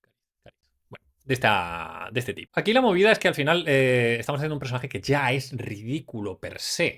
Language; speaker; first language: Spanish; native; Spanish